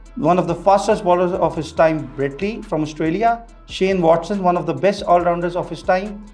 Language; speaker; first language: English; non-native, local second language; Urdu